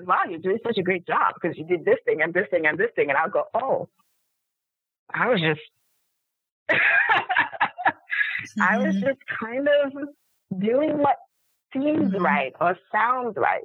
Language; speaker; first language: English; non-native, local second language; Yoruba